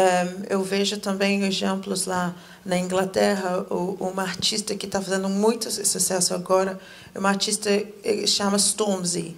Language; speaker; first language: Portuguese; non-native, fluent; English